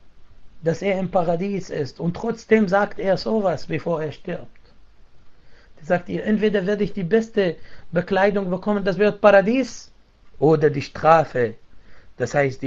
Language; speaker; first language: German; non-native, fluent; Arabic